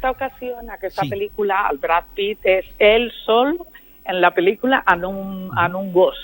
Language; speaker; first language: Catalan; non-native, local second language; Spanish